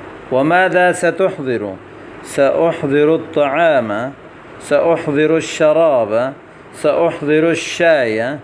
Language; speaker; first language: Arabic; non-native, fluent; Urdu